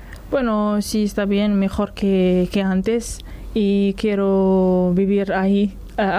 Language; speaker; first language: Spanish; non-native, learner; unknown